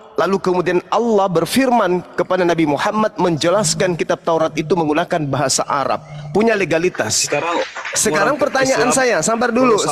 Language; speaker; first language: Indonesian; native; Indonesian